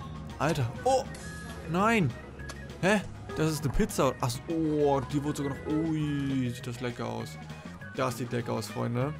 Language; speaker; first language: German; native; German